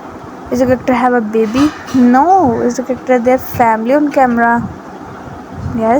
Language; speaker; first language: English; non-native, learner; Urdu